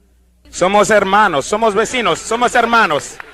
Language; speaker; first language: Spanish; non-native, learner; Haitian Creole